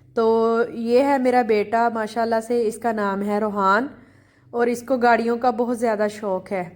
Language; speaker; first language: Urdu; native; Urdu